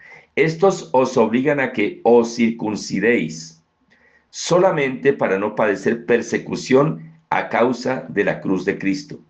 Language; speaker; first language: Spanish; native; Spanish